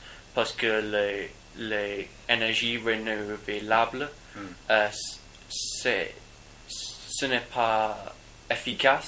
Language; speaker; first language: French; non-native, learner; English